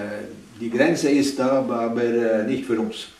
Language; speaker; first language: German; non-native, learner; Northern Sami